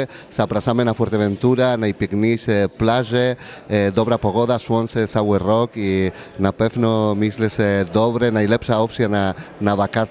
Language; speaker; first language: Polish; non-native, learner; Spanish